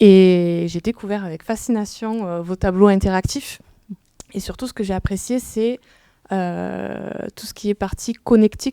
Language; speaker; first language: French; native; French